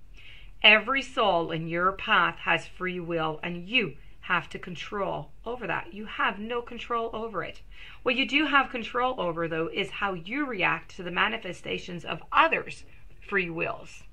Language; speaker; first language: English; non-native, local second language; French